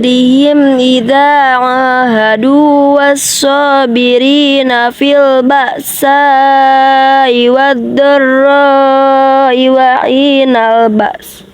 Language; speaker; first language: Arabic; non-native, learner; Indonesian